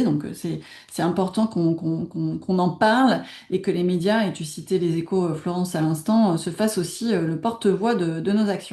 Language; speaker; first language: French; native; French